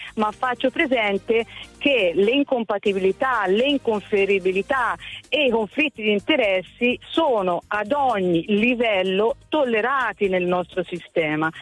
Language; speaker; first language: Italian; native; Italian